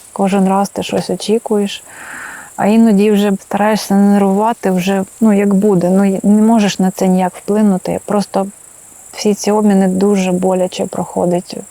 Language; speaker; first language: Ukrainian; non-native, local second language; Russian